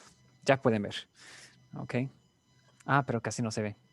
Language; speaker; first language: Spanish; non-native, fluent; English